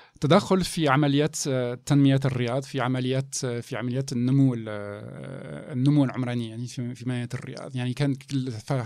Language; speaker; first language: Arabic; non-native, fluent; French